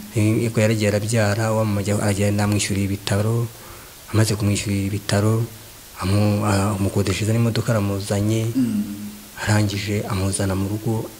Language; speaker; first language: Kinyarwanda; native; Kinyarwanda